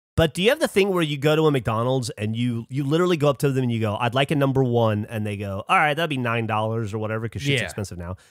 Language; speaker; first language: English; native; English